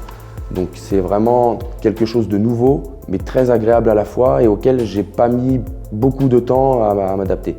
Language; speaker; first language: French; native; French